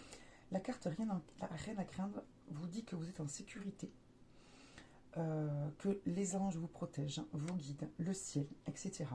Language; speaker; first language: French; native; French